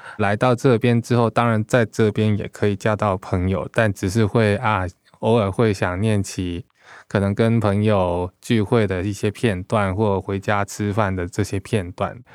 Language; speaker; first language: Chinese; non-native, local second language; Cantonese